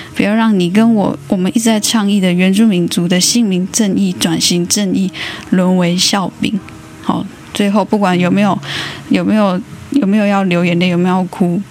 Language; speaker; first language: Chinese; native; Chinese